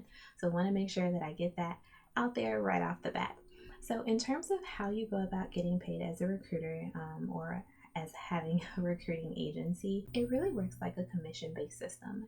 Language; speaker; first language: English; native; English